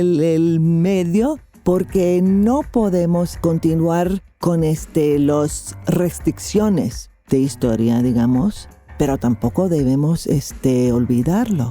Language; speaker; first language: Spanish; non-native, fluent; English